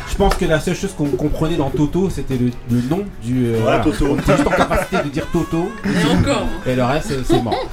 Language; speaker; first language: French; native; French